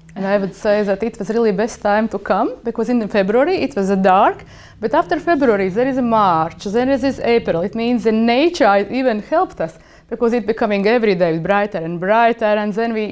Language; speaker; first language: English; non-native, fluent; Latvian